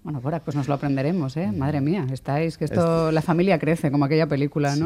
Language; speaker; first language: Spanish; native; Spanish